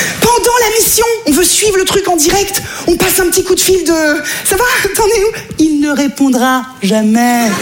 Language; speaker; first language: French; native; French